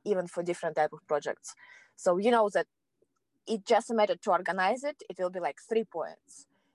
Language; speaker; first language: English; non-native, fluent; Kazakh